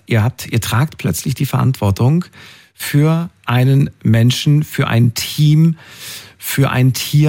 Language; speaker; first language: German; native; German